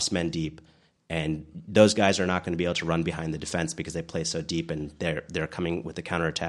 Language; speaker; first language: English; native; English